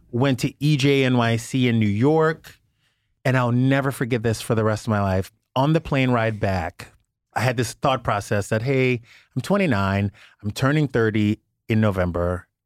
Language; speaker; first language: English; native; English